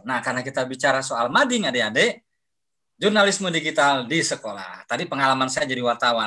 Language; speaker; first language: Indonesian; native; Indonesian